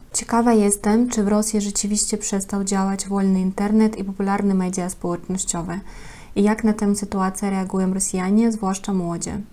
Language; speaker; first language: Polish; non-native, fluent; Russian